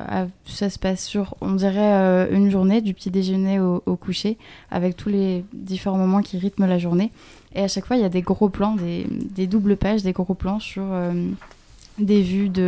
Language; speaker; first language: French; native; French